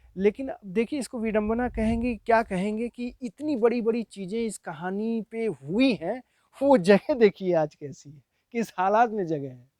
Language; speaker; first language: Hindi; native; Hindi